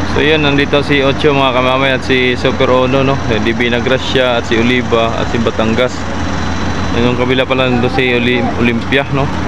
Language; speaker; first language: Filipino; non-native, local second language; Cebuano